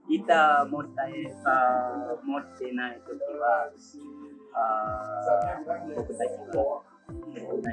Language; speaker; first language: Japanese; non-native, fluent; Indonesian